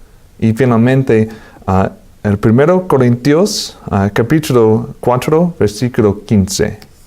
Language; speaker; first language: Spanish; non-native, fluent; English